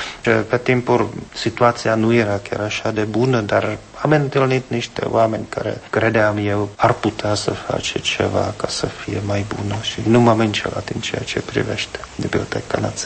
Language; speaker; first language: Romanian; non-native, fluent; Czech